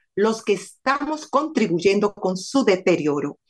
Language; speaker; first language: Spanish; native; Spanish